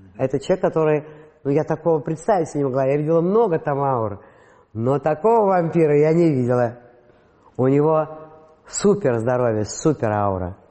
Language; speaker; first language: Russian; non-native, local second language; Latvian